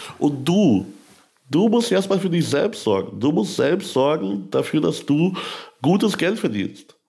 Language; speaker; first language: German; early bilingual, other home language; Russian